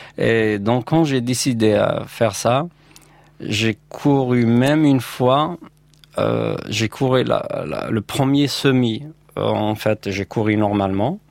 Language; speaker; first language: French; non-native, local second language; Kabyle